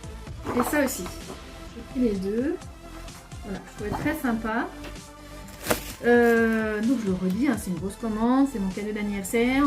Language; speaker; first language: French; native; French